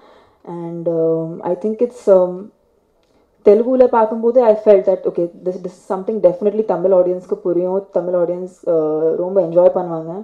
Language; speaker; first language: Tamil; non-native, fluent; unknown